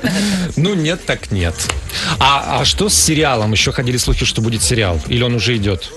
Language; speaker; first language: Russian; native; Russian